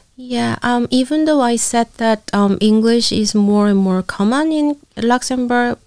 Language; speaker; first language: English; non-native, fluent; Korean